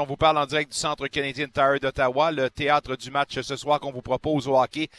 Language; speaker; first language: French; native; French